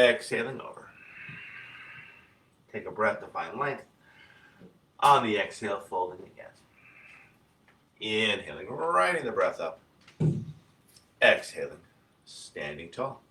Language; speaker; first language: English; native; English